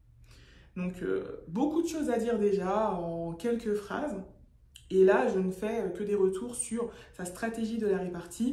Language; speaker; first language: French; native; French